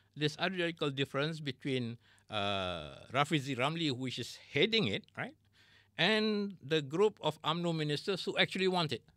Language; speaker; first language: English; non-native, local second language; Malay